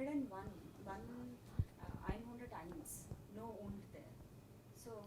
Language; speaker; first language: German; non-native, learner; English